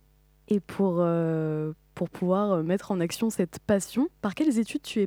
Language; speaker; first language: French; native; French